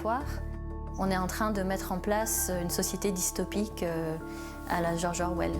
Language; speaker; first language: French; native; French